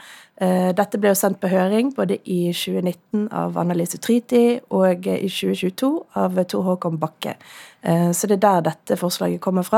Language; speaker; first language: Norwegian; native; Norwegian